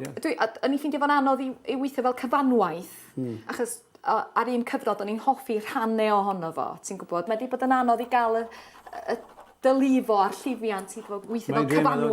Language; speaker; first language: Welsh; native; Welsh